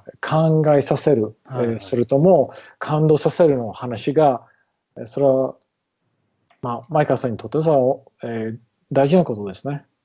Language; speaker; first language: Japanese; non-native, learner; English